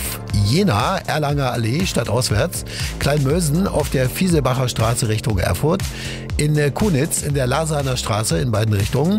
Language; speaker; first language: German; native; German